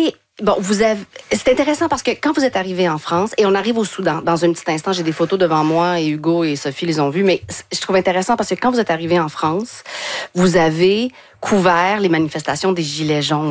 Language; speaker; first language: French; native; French